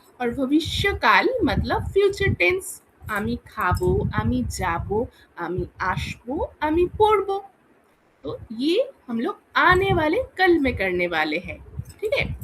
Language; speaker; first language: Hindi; non-native, local second language; Bangla